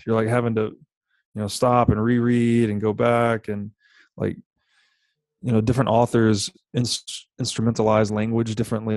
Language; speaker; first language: English; native; English